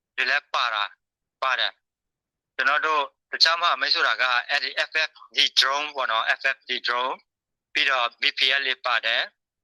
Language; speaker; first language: Burmese; non-native, local second language; S'gaw Karen